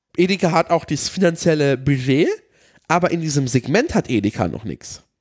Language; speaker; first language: German; early bilingual, other home language; Polish